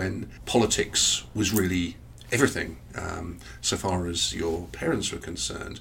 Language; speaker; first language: English; native; English